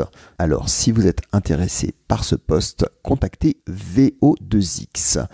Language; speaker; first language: French; native; French